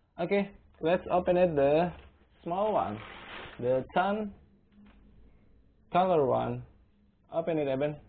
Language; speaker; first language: English; non-native, learner; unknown